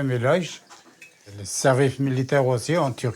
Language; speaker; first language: French; non-native, learner; Turkish